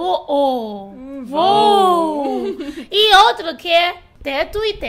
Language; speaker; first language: Portuguese; non-native, fluent; Chinese